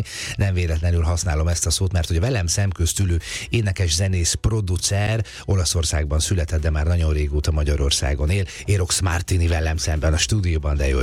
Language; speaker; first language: Hungarian; native; Hungarian